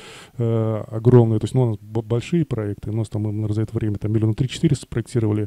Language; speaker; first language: Russian; native; Russian